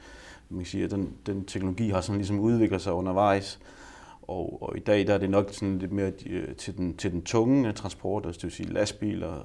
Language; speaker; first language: Danish; native; Danish